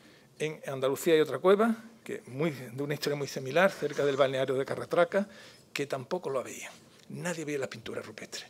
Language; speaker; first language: Spanish; native; Spanish